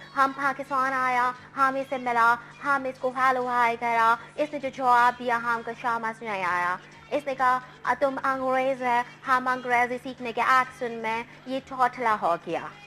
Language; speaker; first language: Urdu; non-native, learner; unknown